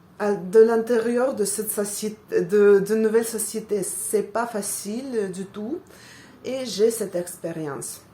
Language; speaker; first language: French; non-native, fluent; Russian